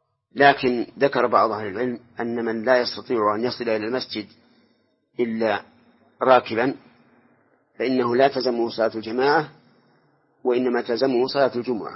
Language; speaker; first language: Arabic; native; Arabic